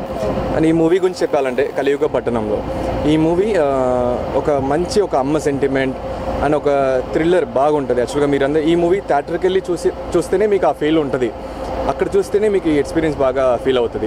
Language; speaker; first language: Telugu; non-native, learner; Tamil